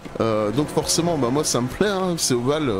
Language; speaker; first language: French; native; French